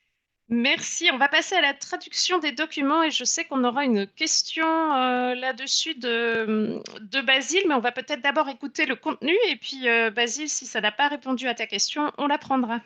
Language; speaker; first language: French; native; French